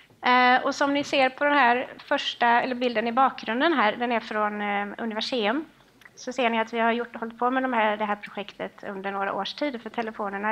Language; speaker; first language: Swedish; native; Swedish